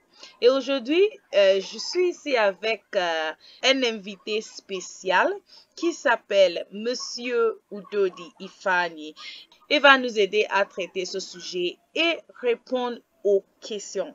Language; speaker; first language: French; non-native, fluent; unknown